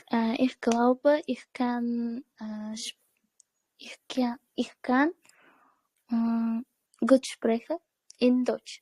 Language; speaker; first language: German; non-native, learner; Uzbek